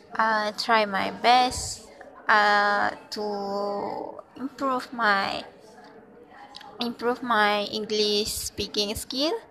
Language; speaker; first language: English; non-native, learner; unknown